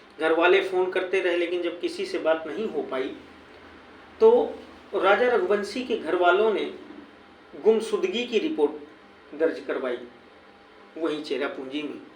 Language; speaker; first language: Hindi; native; Hindi